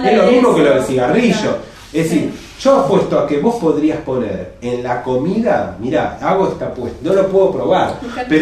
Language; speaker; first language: Spanish; native; Spanish